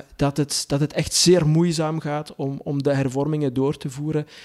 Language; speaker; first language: Dutch; native; Dutch